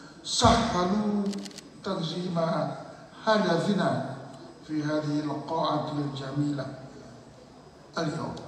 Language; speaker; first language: Arabic; non-native, learner; Indonesian